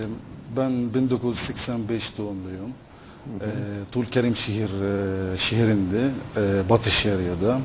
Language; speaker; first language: Turkish; non-native, fluent; Arabic